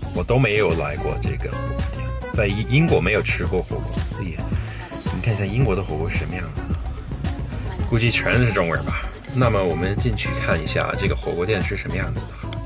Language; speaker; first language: Chinese; non-native, fluent; English